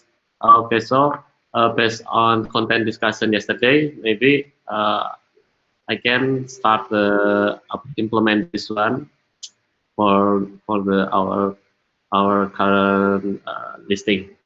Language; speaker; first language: English; non-native, learner; Indonesian